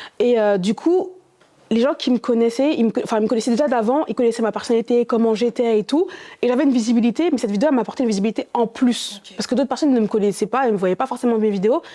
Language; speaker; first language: French; early bilingual, other home language; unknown